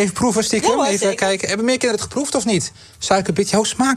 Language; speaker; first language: Dutch; native; Dutch